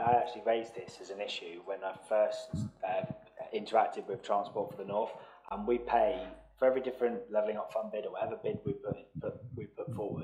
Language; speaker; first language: English; native; English